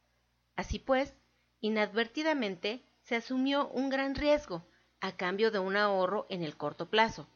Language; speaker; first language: Spanish; native; Spanish